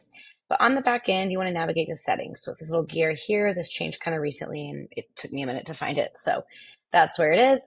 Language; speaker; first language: English; native; English